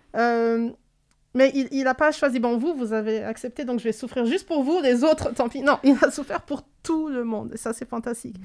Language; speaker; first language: French; native; French